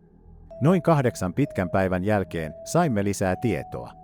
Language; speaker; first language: Finnish; native; Finnish